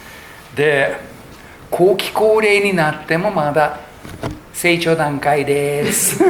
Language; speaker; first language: Japanese; non-native, fluent; English